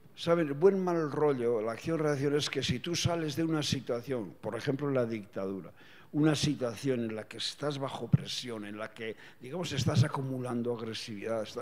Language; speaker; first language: Spanish; non-native, local second language; Basque